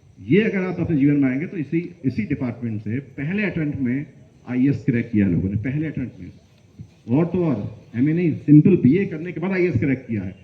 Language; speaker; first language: Hindi; non-native, local second language; Bangla